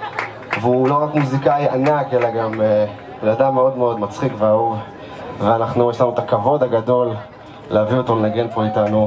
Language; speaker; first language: Hebrew; native; Hebrew